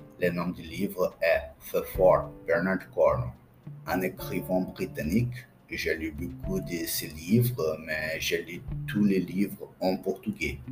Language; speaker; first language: French; non-native, learner; Portuguese